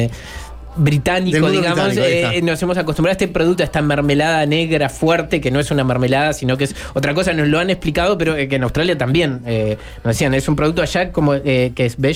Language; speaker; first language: Spanish; native; Spanish